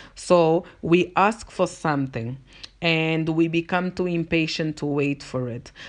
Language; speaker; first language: English; non-native, fluent; Portuguese